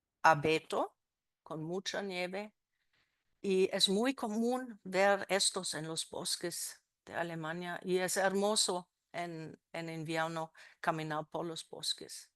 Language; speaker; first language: Spanish; non-native, fluent; German